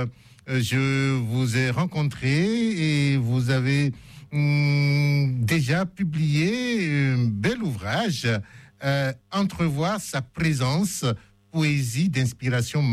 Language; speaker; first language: French; native; French